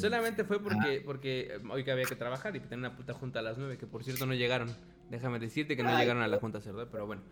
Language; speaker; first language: Spanish; native; Spanish